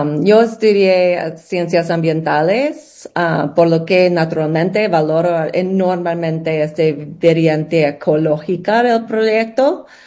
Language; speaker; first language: Spanish; non-native, learner; English